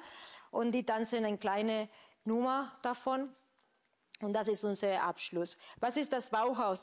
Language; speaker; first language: German; non-native, fluent; Spanish